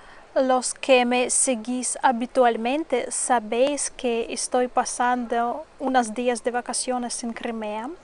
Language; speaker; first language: Spanish; non-native, fluent; Russian